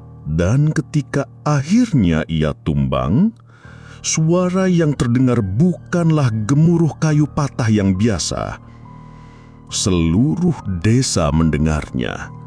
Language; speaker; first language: Indonesian; native; Indonesian